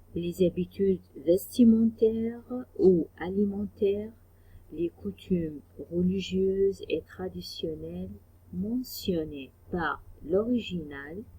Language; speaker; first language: French; non-native, fluent; Arabic